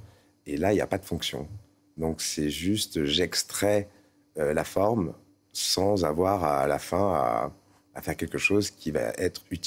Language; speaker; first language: French; native; French